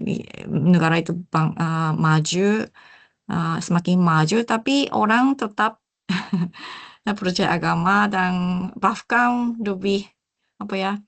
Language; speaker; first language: Indonesian; non-native, learner; Japanese